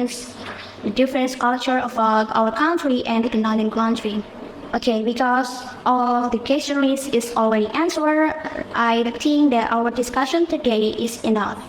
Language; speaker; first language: English; non-native, fluent; Indonesian